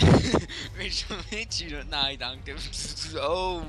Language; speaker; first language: German; native; German